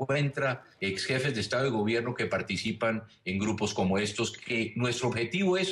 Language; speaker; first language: Spanish; native; Spanish